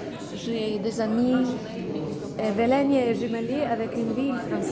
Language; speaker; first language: French; non-native, fluent; Slovenian